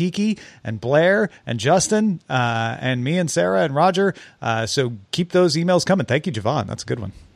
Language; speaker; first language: English; native; English